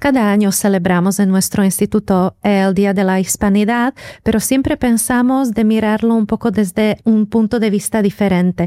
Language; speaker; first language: Spanish; non-native, fluent; Slovak